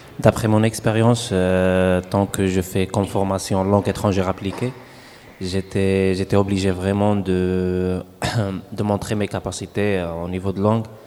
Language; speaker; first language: French; non-native, local second language; Arabic